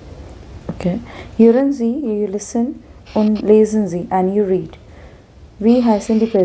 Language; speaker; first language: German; non-native, fluent; Hindi